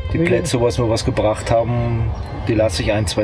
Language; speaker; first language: German; native; German